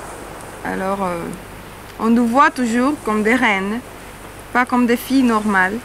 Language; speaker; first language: French; non-native, fluent; Spanish